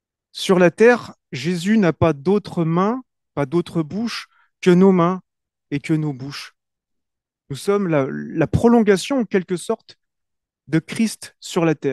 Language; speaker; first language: French; native; French